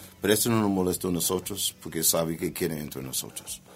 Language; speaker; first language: Spanish; non-native, learner; English